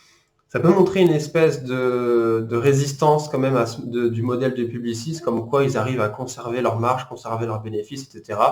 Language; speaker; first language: French; native; French